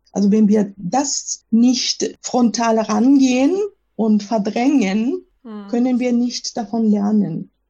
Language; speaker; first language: German; non-native, fluent; Japanese